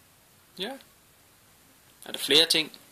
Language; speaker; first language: Danish; native; Danish